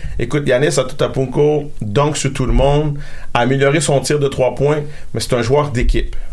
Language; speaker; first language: French; native; French